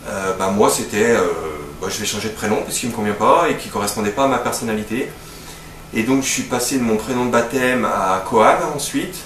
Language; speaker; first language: French; native; French